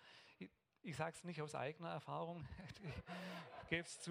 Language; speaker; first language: German; native; German